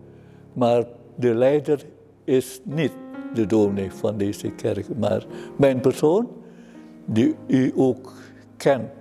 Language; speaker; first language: Dutch; non-native, fluent; Indonesian